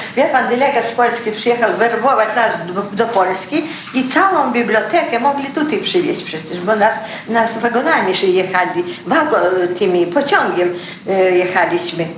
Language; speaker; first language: Polish; early bilingual, heritage; Polish